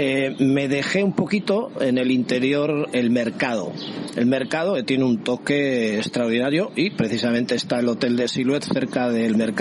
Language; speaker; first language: Spanish; native; Spanish